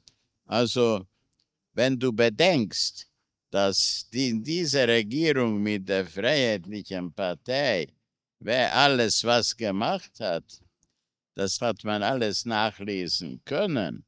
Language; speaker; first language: German; non-native, fluent; Hungarian